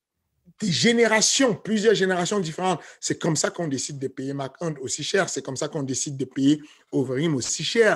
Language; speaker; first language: French; native; French